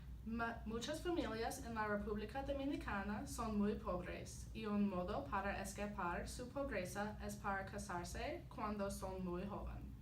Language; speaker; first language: Spanish; non-native, learner; English